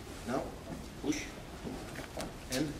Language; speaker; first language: English; non-native, learner; German